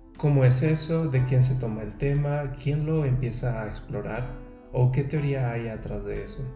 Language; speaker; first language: Spanish; native; Spanish